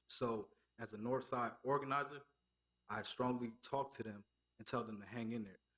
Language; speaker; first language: English; native; English